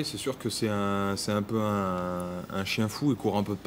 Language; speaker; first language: French; native; French